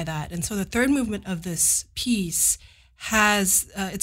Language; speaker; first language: English; native; English